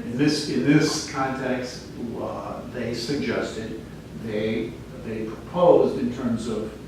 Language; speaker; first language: English; native; English